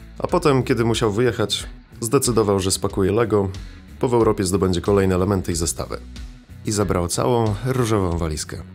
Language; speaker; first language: Polish; early bilingual, other home language; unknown